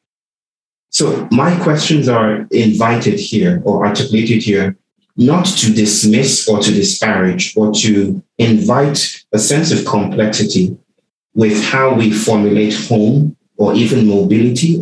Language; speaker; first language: English; non-native, local second language; Yoruba